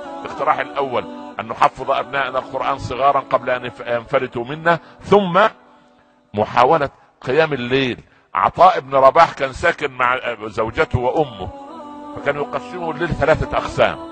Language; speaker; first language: Arabic; native; Arabic